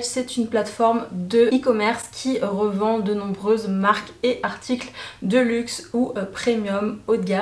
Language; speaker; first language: French; native; French